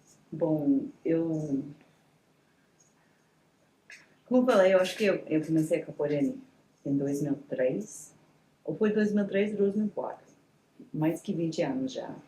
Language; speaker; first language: Portuguese; non-native, fluent; English